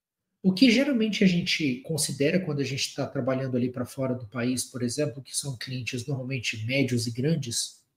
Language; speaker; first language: Portuguese; native; Portuguese